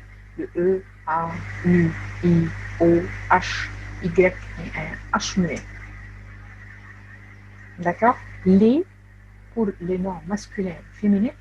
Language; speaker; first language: French; non-native, fluent; Arabic